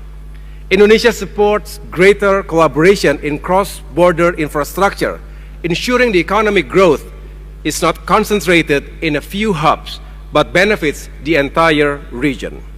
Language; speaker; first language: English; non-native, fluent; Indonesian